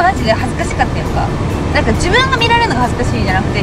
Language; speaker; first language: Japanese; native; Japanese